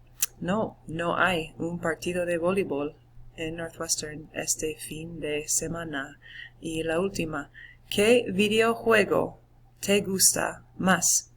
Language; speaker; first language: Spanish; non-native, fluent; English